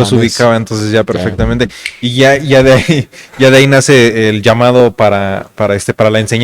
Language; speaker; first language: Spanish; native; Spanish